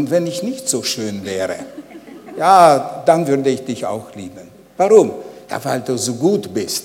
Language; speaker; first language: German; non-native, fluent; Hungarian